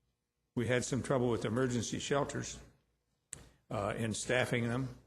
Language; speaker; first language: English; native; English